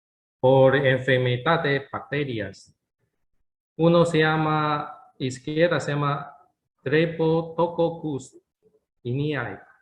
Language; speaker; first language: Spanish; non-native, learner; Chinese